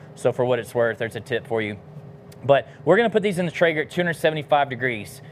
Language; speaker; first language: English; native; English